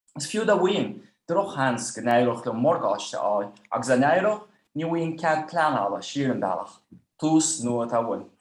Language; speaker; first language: Irish; non-native, fluent; Dutch